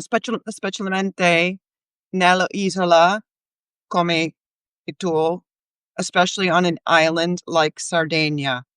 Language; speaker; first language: Italian; non-native, learner; English